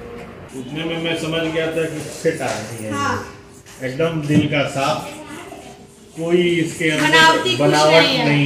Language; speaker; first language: Hindi; native; Hindi